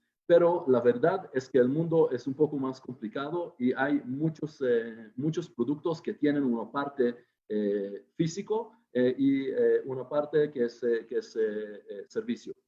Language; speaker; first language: Spanish; non-native, fluent; Hebrew